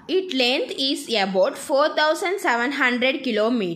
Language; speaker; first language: English; non-native, local second language; Tamil